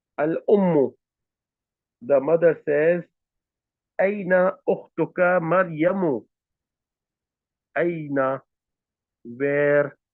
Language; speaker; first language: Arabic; non-native, fluent; Hindi